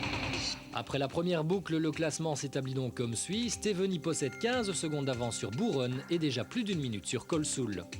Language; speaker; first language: French; native; French